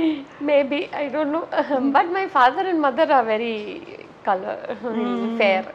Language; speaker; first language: Telugu; non-native, local second language; Tamil